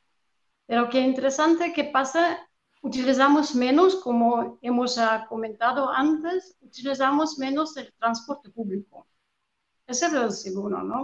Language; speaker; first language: Spanish; non-native, fluent; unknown